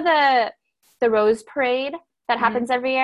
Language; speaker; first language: English; native; English